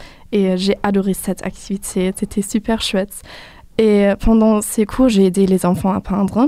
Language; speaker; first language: French; non-native, fluent; German